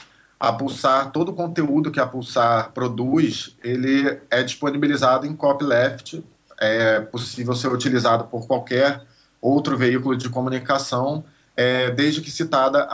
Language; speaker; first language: Portuguese; native; Portuguese